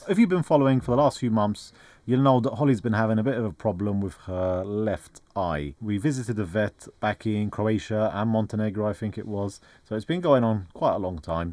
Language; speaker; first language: English; native; English